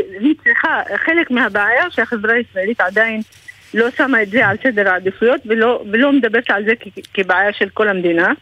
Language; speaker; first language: Hebrew; non-native, local second language; Arabic